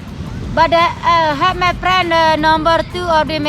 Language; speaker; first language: English; non-native, learner; Sasak